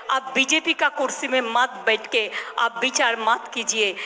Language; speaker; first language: Hindi; non-native, local second language; Bangla